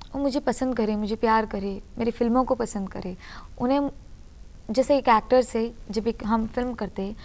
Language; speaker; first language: Hindi; non-native, local second language; Urdu